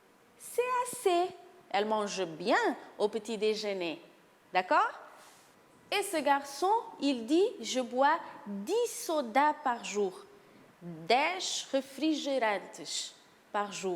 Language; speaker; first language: French; non-native, fluent; Portuguese